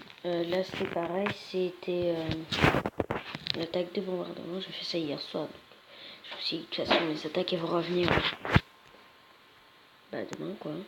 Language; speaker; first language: French; native; French